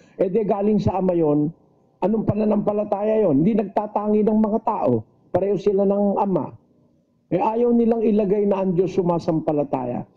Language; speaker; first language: Filipino; native; Filipino